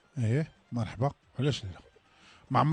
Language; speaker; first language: Arabic; native; Arabic